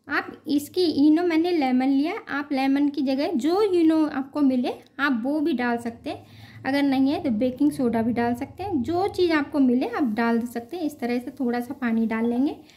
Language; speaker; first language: Hindi; native; Hindi